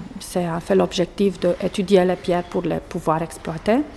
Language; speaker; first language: French; non-native, fluent; Portuguese